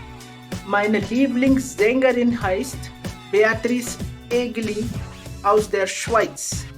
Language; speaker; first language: German; non-native, fluent; Marathi